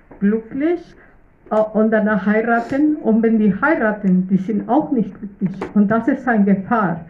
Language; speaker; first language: German; non-native, fluent; Russian